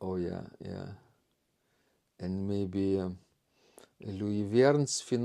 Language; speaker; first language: English; non-native, fluent; Lithuanian